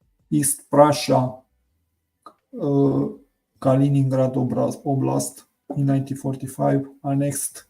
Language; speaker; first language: English; non-native, learner; Romanian